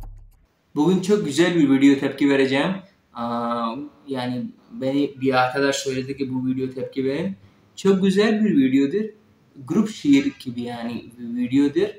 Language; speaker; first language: Turkish; non-native, learner; Urdu